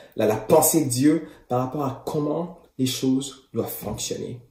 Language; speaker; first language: French; native; French